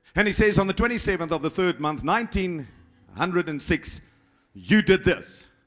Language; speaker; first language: English; non-native, local second language; Afrikaans